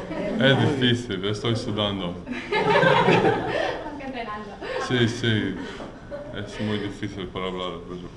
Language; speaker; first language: Spanish; non-native, learner; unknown